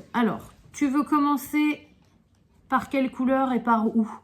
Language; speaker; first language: French; native; French